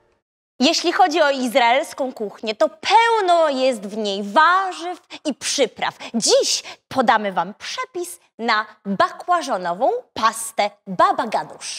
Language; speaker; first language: Polish; native; Polish